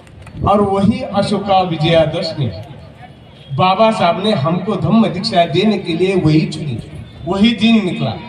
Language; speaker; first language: Hindi; native; Hindi